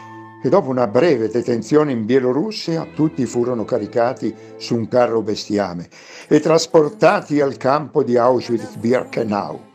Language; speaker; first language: Italian; native; Italian